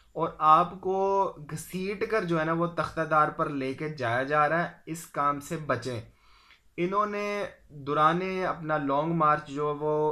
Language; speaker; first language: Urdu; non-native, local second language; Punjabi